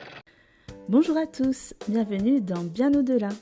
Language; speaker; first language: French; native; French